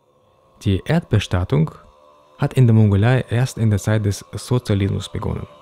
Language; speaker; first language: German; native; German